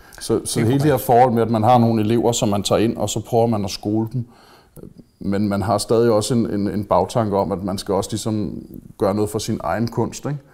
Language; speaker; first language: Danish; native; Danish